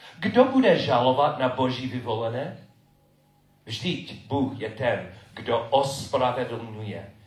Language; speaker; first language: Czech; non-native, fluent; English